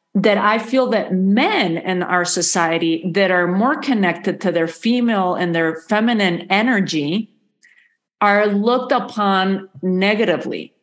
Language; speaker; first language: English; non-native, fluent; Spanish